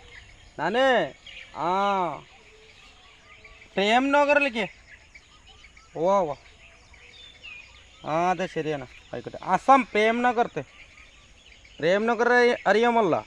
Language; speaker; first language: Malayalam; non-native, learner; Bangla